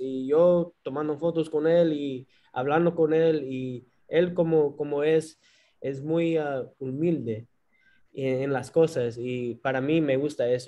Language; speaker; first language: Spanish; early bilingual, heritage; Spanish